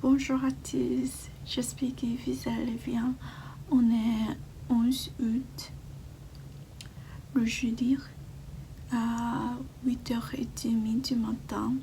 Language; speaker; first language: French; non-native, learner; Japanese